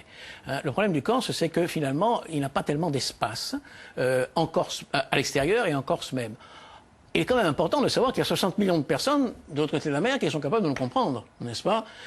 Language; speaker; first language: French; native; French